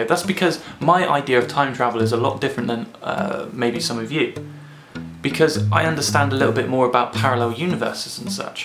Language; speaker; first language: English; native; English